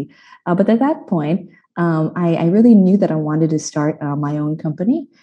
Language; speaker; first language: English; non-native, local second language; Filipino